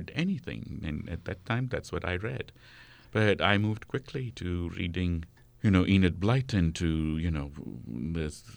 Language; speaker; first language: English; non-native, fluent; Arabic